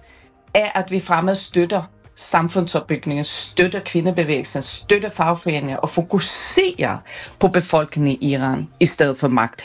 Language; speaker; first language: Danish; non-native, fluent; Persian